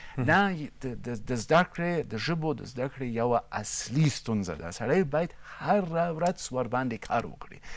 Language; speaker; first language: Pashto; non-native, fluent; German